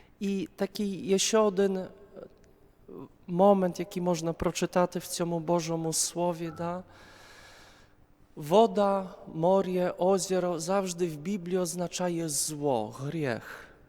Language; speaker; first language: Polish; non-native, learner; Ukrainian